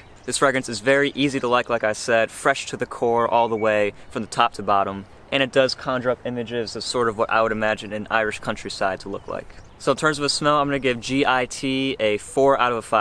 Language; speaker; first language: English; native; English